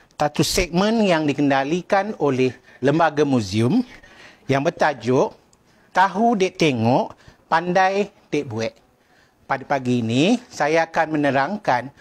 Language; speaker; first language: Malay; native; Malay